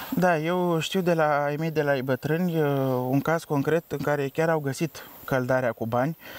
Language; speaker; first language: Romanian; native; Romanian